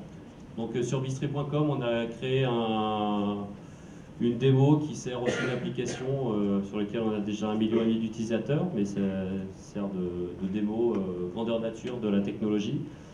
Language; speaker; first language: French; native; French